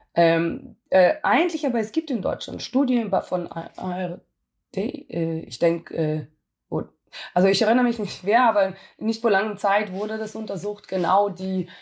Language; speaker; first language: German; non-native, fluent; Hebrew